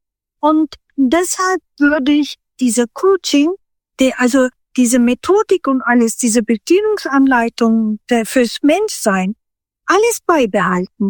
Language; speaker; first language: German; non-native, fluent; Turkish